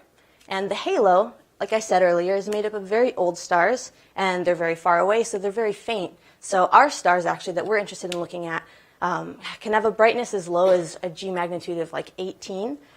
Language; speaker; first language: English; native; English